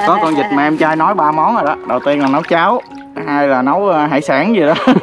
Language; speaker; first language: Vietnamese; native; Vietnamese